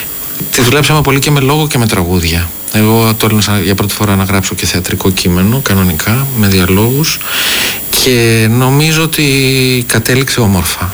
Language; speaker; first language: Greek; native; Greek